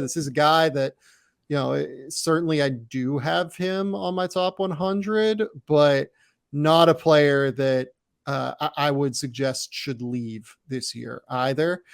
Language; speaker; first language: English; native; English